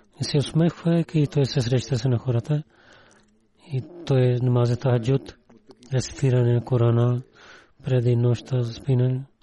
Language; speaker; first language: Bulgarian; non-native, learner; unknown